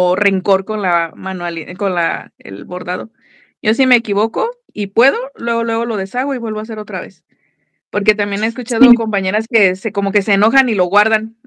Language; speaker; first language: Spanish; native; Spanish